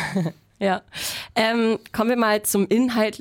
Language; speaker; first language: German; native; German